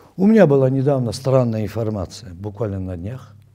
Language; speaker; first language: Russian; non-native, local second language; Armenian